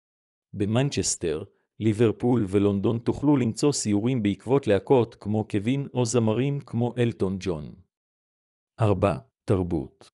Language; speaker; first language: Hebrew; native; Hebrew